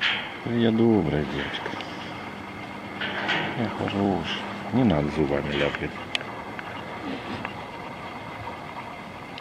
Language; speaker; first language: Russian; native; Russian